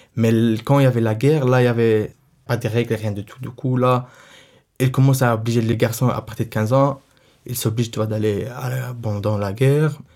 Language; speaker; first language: French; non-native, fluent; Arabic